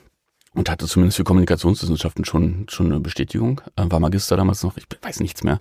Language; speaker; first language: German; native; German